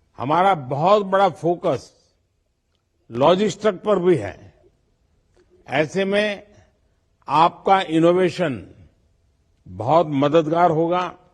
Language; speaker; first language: Hindi; non-native, local second language; Gujarati